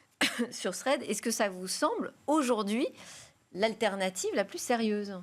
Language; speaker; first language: French; native; French